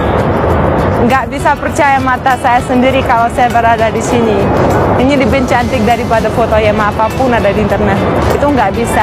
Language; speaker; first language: Indonesian; non-native, fluent; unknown